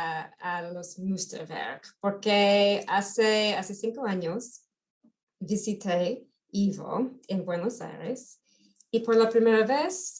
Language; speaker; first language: Spanish; non-native, fluent; English